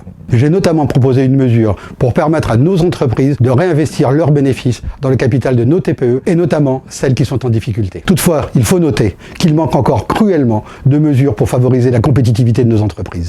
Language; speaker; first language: French; native; French